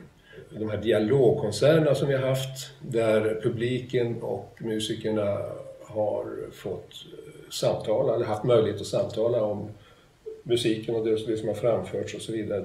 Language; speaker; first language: Swedish; native; Swedish